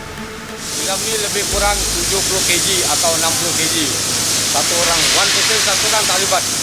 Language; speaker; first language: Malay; non-native, learner; Bangla